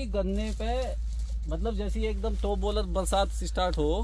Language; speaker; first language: Hindi; native; Hindi